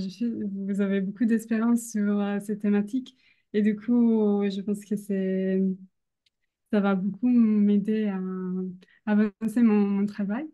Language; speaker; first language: French; non-native, fluent; Italian